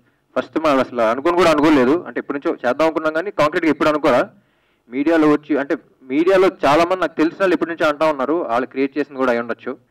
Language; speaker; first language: Telugu; native; Telugu